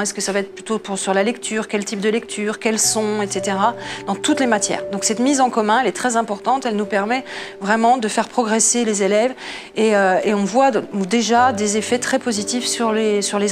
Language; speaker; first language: French; native; French